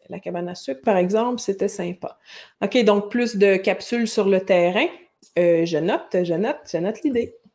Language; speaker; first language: French; native; French